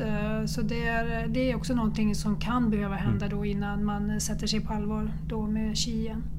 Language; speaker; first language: Swedish; native; Swedish